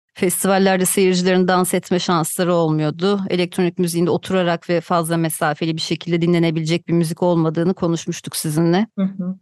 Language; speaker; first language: Turkish; native; Turkish